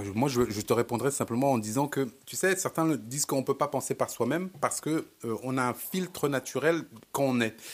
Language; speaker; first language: French; early bilingual, other home language; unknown